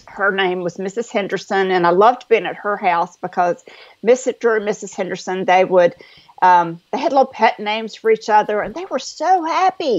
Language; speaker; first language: English; native; English